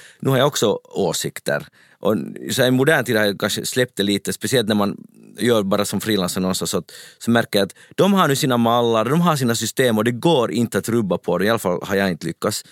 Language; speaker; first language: Swedish; native; Swedish